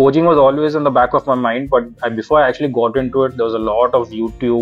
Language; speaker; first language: English; non-native, local second language; Urdu